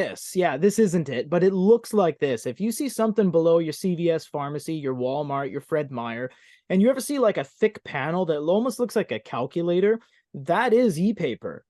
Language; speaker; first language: English; native; English